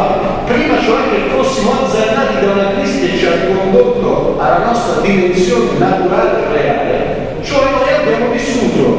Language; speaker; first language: Italian; native; Italian